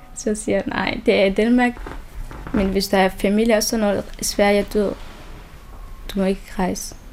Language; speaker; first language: Danish; non-native, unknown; Somali